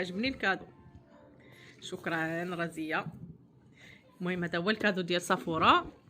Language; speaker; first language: Arabic; native; Arabic